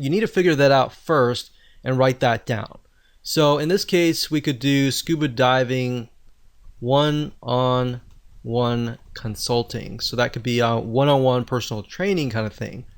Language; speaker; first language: English; native; English